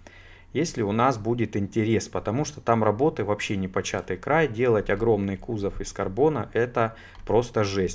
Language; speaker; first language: Russian; native; Russian